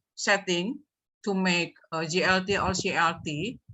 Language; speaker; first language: English; non-native, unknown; Indonesian